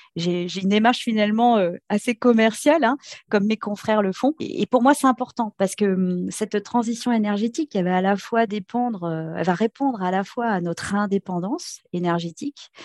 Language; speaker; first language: French; native; French